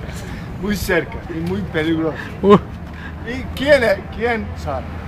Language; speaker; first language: Spanish; non-native, learner; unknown